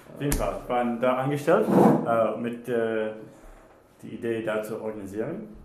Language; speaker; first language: German; non-native, fluent; English